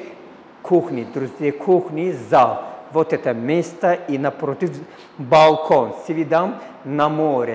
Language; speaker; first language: Russian; non-native, learner; Turkish